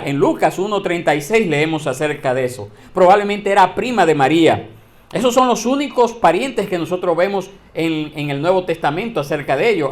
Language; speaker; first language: Spanish; native; Spanish